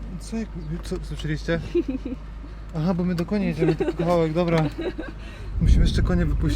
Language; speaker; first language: Polish; native; Polish